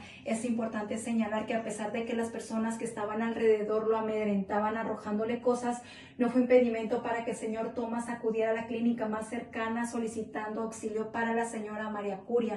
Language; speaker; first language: Spanish; native; Spanish